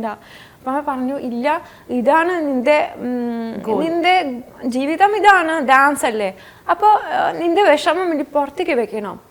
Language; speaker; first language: Malayalam; non-native, fluent; French